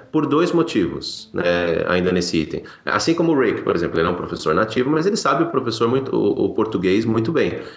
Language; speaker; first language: Portuguese; native; Portuguese